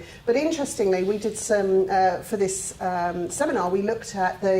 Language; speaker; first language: English; native; English